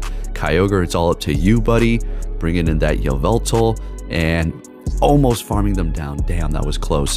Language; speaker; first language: English; native; English